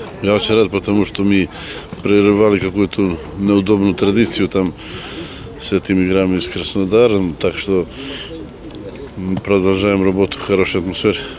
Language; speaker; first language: Russian; non-native, fluent; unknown